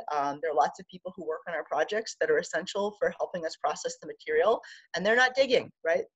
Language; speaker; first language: English; native; English